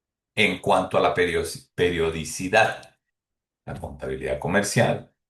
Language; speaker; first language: Spanish; native; Spanish